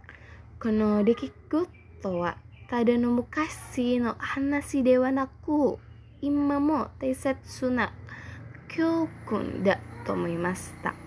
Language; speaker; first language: Japanese; non-native, learner; Indonesian